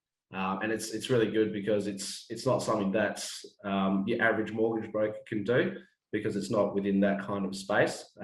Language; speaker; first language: English; native; English